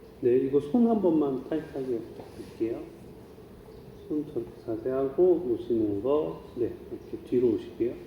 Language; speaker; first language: Korean; native; Korean